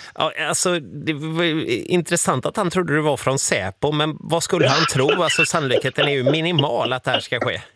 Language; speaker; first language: Swedish; native; Swedish